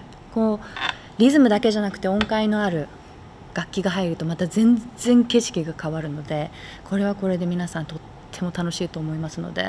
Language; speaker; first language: Japanese; native; Japanese